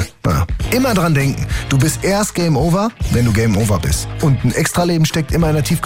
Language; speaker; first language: German; native; German